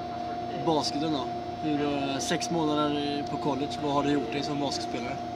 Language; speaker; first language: Swedish; native; Swedish